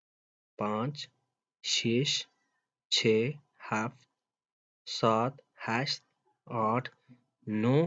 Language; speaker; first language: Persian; non-native, fluent; Urdu